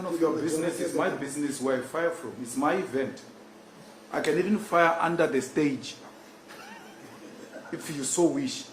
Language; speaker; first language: English; non-native, local second language; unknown